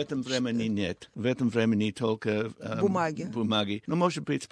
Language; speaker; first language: Russian; non-native, learner; English